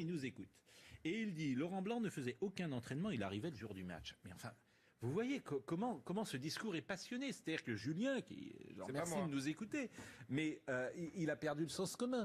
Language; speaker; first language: French; native; French